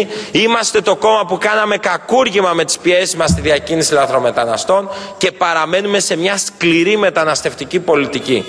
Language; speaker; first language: Greek; native; Greek